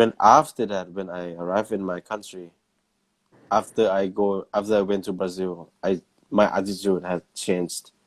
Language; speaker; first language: English; non-native, learner; Thai